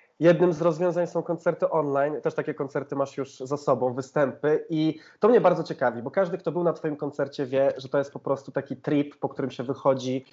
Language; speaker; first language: Polish; native; Polish